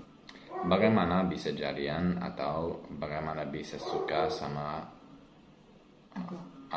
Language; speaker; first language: Indonesian; non-native, learner; English